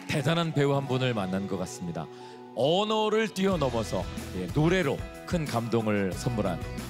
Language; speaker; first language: Korean; native; Korean